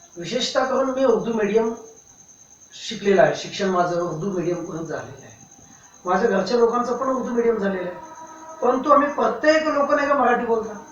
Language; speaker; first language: Marathi; non-native, local second language; Urdu